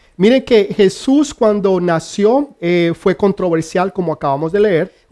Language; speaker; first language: Spanish; early bilingual, heritage; Spanish